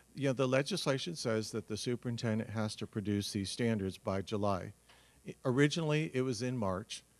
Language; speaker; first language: English; native; English